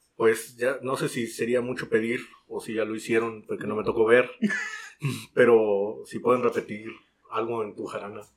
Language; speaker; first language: Spanish; native; Spanish